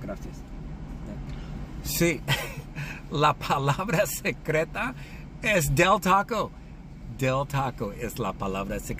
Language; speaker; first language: Spanish; non-native, learner; English